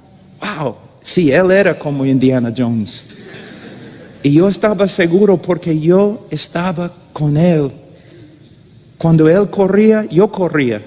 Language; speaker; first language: Spanish; non-native, fluent; English